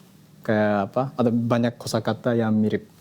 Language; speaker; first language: Indonesian; non-native, fluent; Japanese